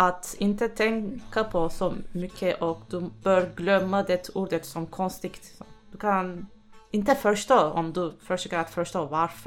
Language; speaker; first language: Swedish; non-native, fluent; Turkish